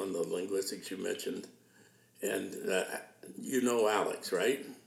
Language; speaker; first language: English; native; English